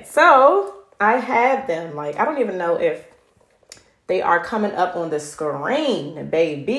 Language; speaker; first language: English; native; English